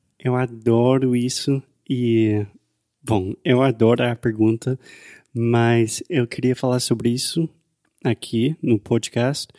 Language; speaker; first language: Portuguese; non-native, fluent; English